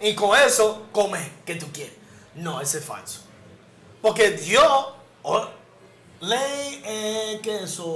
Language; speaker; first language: Spanish; non-native, learner; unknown